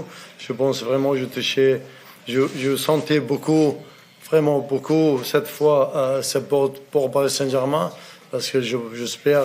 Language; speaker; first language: French; non-native, fluent; Arabic